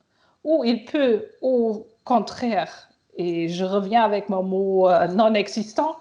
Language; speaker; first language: French; non-native, fluent; German